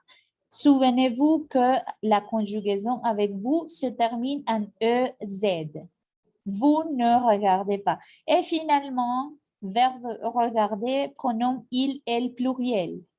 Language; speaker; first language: French; non-native, fluent; Spanish